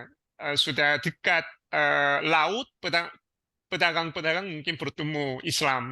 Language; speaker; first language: Indonesian; non-native, learner; Korean